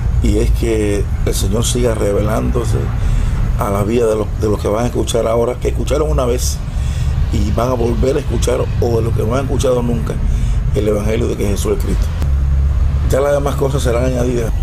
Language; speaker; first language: Spanish; native; Spanish